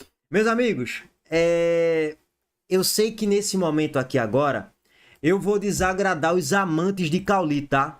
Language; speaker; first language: Portuguese; native; Portuguese